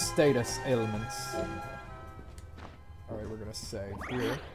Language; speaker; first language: English; native; English